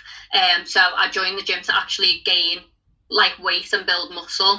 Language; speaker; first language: English; native; English